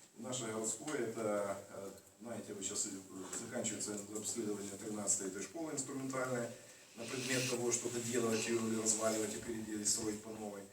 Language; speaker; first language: Russian; native; Russian